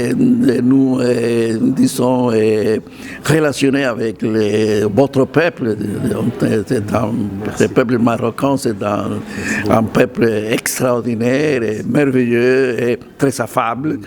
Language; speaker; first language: French; non-native, fluent; Spanish